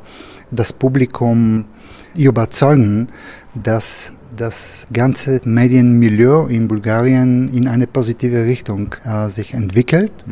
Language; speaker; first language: German; non-native, fluent; Bulgarian